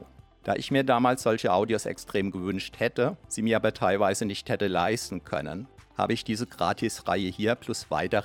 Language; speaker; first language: German; native; German